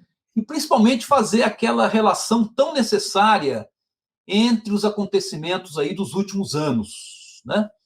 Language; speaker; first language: Portuguese; native; Portuguese